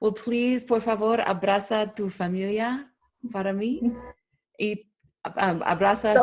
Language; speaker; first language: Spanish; non-native, learner; English